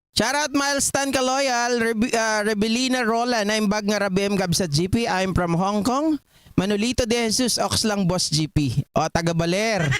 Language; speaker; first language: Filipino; non-native, local second language; Iloko